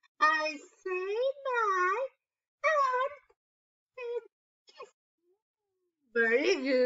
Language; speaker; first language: English; non-native, learner; Spanish